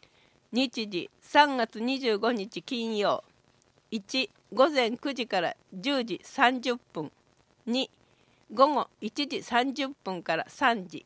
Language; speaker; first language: Japanese; native; Japanese